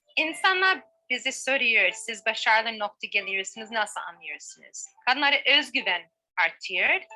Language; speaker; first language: Turkish; non-native, fluent; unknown